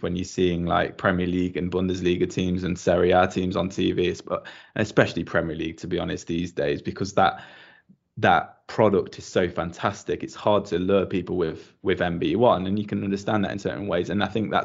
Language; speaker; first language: English; native; English